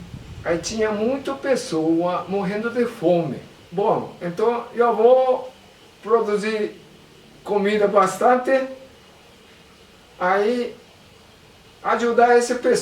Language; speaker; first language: Portuguese; non-native, learner; Japanese